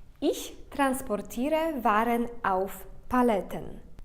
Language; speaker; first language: German; non-native, fluent; Polish